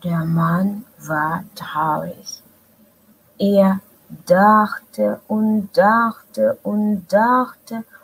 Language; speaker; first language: German; non-native, fluent; Russian